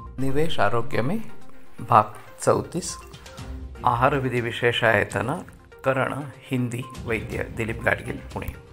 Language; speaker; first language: Hindi; non-native, local second language; Marathi